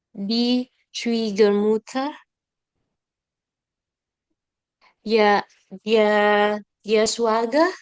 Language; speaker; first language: German; non-native, learner; Indonesian